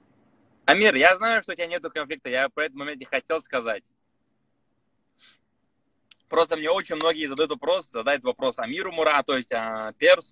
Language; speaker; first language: Russian; native; Russian